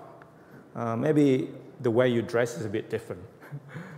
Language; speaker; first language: English; non-native, fluent; Indonesian